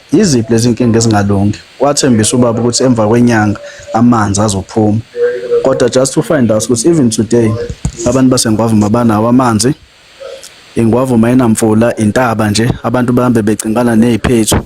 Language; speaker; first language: Zulu; native; Zulu